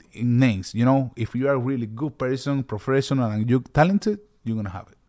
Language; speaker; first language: English; early bilingual, other home language; Spanish